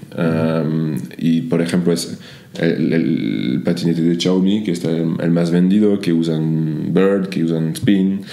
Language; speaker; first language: Spanish; non-native, fluent; French